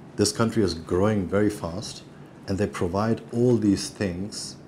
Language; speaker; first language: English; non-native, fluent; German